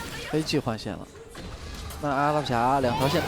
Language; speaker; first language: Chinese; native; Chinese